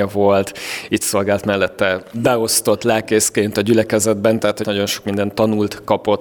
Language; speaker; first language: Hungarian; native; Hungarian